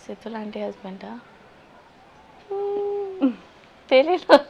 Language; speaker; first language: Telugu; non-native, learner; Bangla